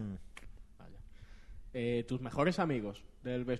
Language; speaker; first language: Spanish; native; Spanish